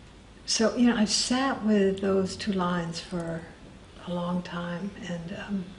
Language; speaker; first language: English; native; English